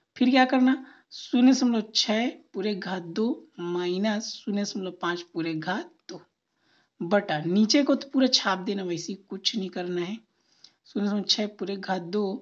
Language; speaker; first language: Hindi; native; Hindi